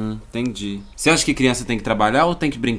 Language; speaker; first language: Portuguese; native; Portuguese